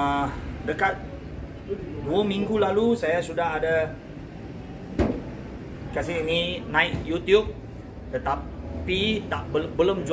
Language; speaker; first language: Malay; non-native, local second language; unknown